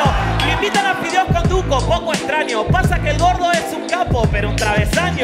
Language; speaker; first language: Spanish; native; Spanish